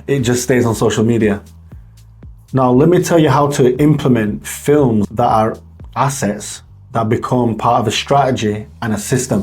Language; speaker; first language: English; native; English